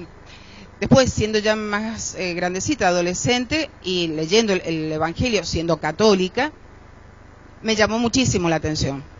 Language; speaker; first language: Spanish; native; Spanish